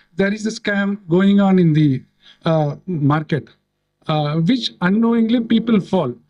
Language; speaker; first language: English; non-native, local second language; Tamil